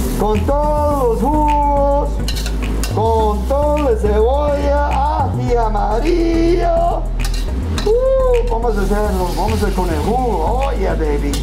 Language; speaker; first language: Spanish; non-native, learner; English